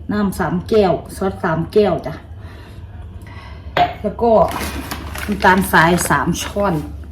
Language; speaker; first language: Thai; native; Thai